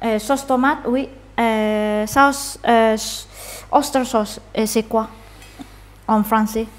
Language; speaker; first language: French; non-native, learner; Indonesian